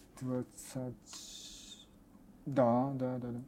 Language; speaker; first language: Russian; non-native, learner; Japanese